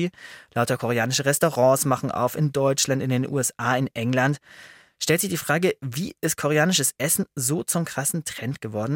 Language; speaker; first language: German; native; German